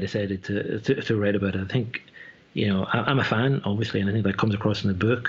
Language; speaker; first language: English; native; English